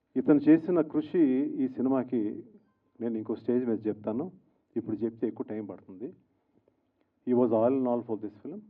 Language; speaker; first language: Telugu; native; Telugu